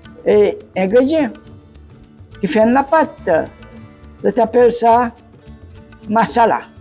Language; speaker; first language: French; non-native, local second language; Morisyen